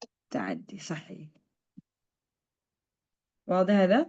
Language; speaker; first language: Arabic; non-native, fluent; Indonesian